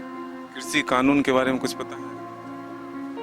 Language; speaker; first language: Hindi; native; Hindi